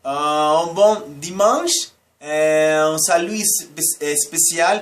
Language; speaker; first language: French; non-native, learner; Portuguese